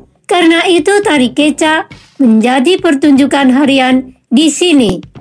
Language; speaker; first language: Indonesian; native; Indonesian